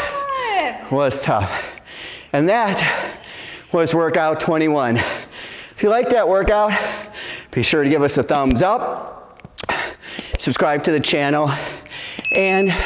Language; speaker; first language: English; native; English